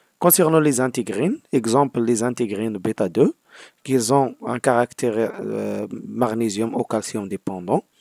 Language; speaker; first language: French; non-native, local second language; Arabic